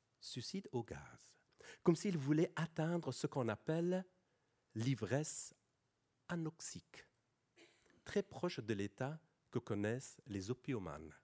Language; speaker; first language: French; non-native, fluent; Persian